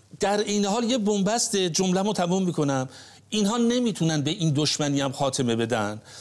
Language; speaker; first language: Persian; native; Persian